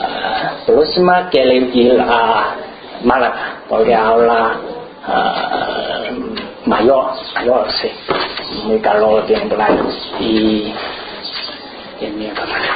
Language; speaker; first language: Spanish; non-native, learner; Chinese